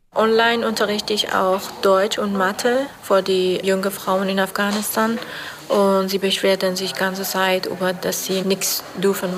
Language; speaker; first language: German; non-native, fluent; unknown